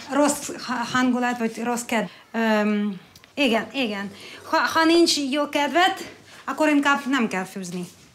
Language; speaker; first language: Hungarian; non-native, learner; Russian